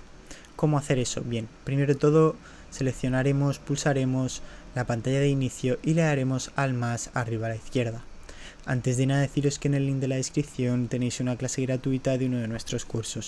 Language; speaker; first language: Spanish; native; Spanish